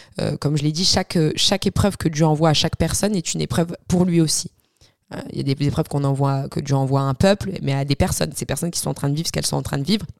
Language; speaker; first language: French; early bilingual, other home language; Arabic